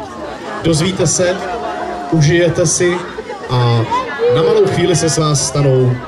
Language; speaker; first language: Czech; native; Czech